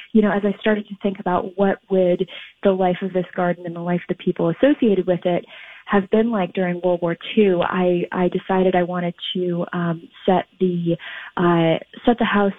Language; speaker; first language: English; native; English